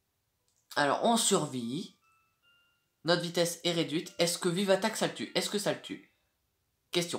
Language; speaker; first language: French; native; French